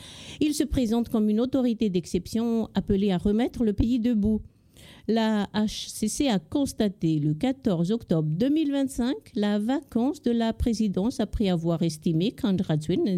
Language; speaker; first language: French; non-native, local second language; Malagasy